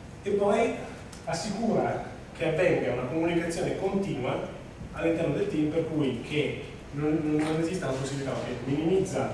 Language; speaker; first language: Italian; native; Italian